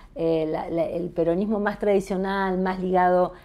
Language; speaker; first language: Spanish; native; Spanish